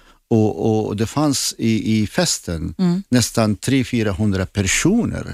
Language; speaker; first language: Swedish; non-native, fluent; Assyrian Neo-Aramaic